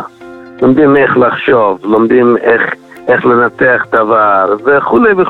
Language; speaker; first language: Hebrew; non-native, fluent; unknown